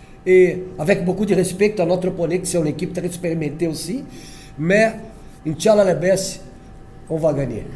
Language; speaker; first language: French; non-native, fluent; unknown